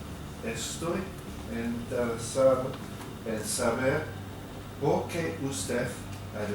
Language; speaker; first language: Spanish; non-native, fluent; English